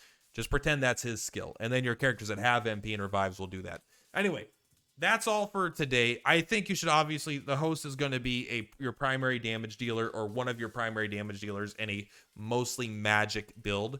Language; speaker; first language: English; native; English